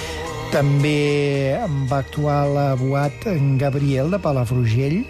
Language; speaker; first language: Catalan; native; Catalan